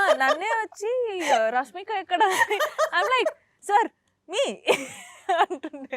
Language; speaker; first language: Telugu; non-native, local second language; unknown